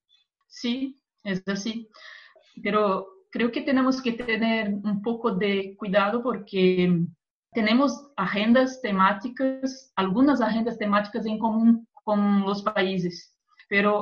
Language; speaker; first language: Spanish; non-native, fluent; Portuguese